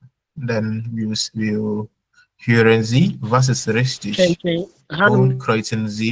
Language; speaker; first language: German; non-native, fluent; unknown